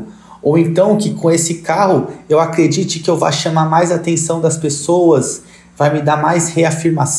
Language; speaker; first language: Portuguese; native; Portuguese